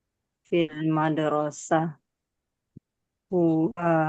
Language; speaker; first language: Arabic; non-native, learner; Indonesian